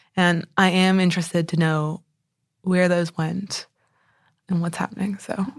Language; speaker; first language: English; native; English